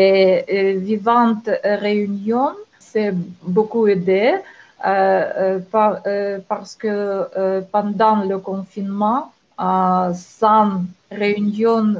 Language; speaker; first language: French; non-native, learner; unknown